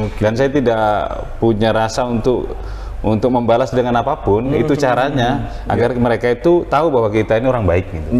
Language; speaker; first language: Indonesian; non-native, local second language; Madurese